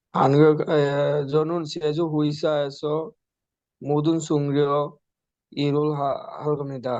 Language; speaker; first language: Korean; non-native, learner; Bangla